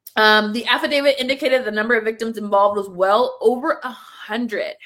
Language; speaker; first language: English; early bilingual, other home language; Spanish